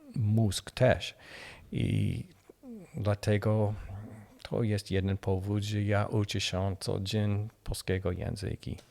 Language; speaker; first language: Polish; non-native, learner; English